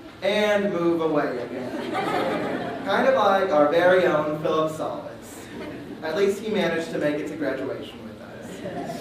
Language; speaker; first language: English; native; English